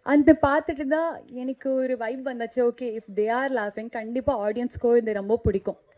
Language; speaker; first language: Tamil; non-native, learner; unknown